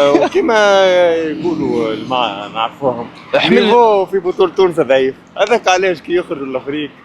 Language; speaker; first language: Arabic; native; Arabic